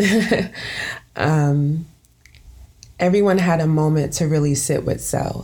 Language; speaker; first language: English; native; English